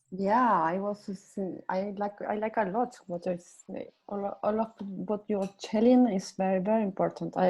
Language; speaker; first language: English; non-native, learner; Spanish